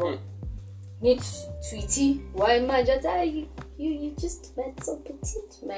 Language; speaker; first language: English; non-native, local second language; Zulu